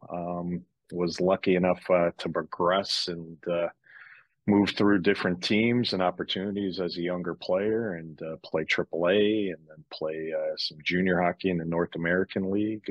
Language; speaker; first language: English; native; English